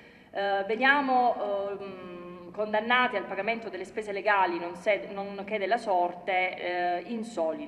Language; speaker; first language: Italian; native; Italian